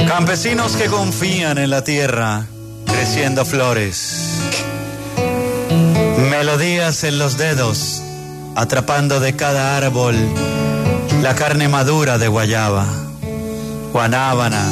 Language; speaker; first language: Spanish; native; Spanish